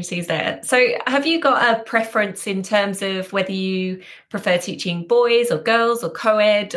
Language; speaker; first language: English; native; English